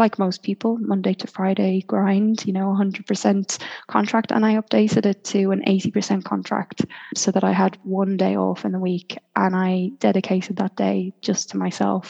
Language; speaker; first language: English; native; English